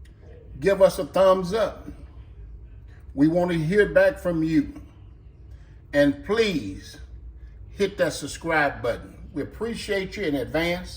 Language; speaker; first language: English; native; English